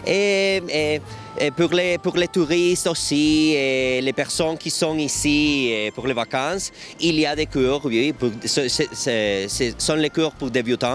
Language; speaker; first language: French; non-native, learner; Spanish